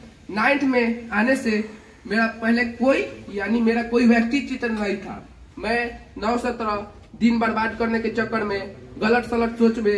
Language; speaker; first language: Hindi; native; Hindi